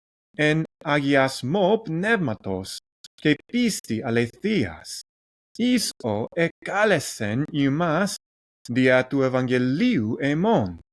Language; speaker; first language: Greek; non-native, learner; English